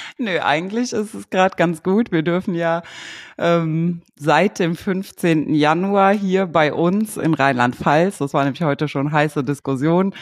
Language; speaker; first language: German; native; German